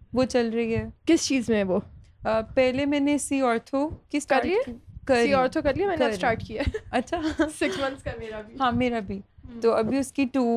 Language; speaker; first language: Urdu; native; Urdu